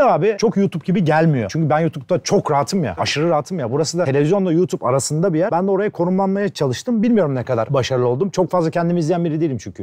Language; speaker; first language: Turkish; native; Turkish